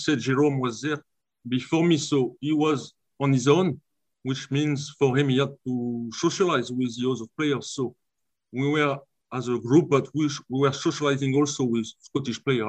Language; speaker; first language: English; non-native, fluent; French